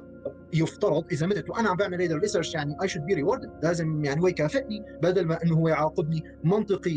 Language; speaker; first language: Arabic; native; Arabic